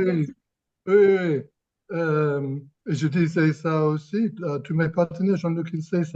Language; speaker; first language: French; non-native, fluent; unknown